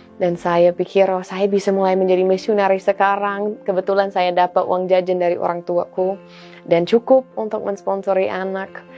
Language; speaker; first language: Indonesian; non-native, fluent; English